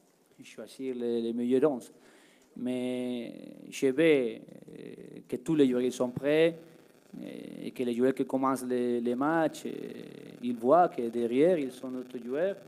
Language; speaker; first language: French; non-native, learner; Spanish